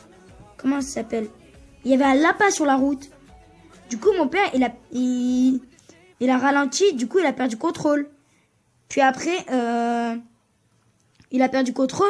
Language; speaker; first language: French; early bilingual, other home language; Turkish